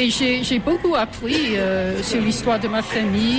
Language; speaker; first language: French; non-native, fluent; English